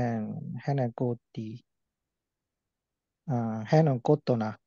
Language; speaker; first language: Finnish; non-native, learner; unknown